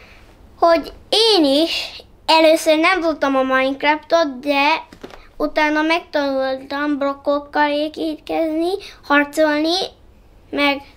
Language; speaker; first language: Hungarian; early bilingual, heritage; Hungarian